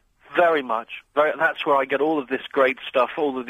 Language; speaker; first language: English; native; English